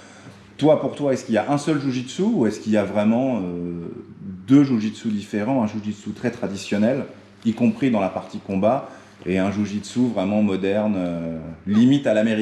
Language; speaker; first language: French; native; French